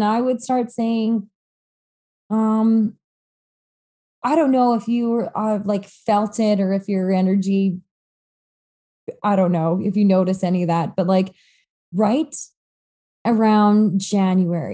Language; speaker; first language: English; native; English